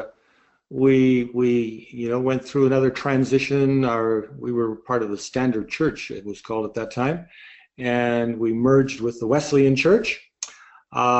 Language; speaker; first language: English; native; English